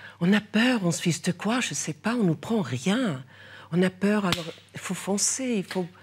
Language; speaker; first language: French; non-native, local second language; German